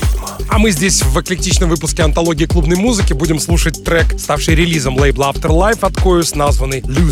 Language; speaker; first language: Russian; native; Russian